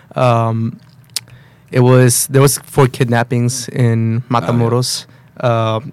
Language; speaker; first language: English; early bilingual, other home language; Spanish